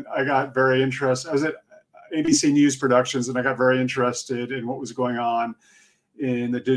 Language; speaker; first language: English; native; English